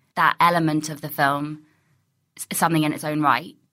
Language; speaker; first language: English; native; English